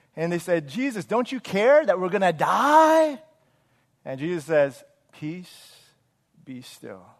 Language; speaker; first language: English; native; English